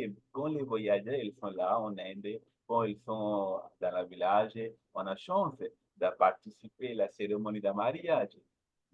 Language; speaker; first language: French; non-native, learner; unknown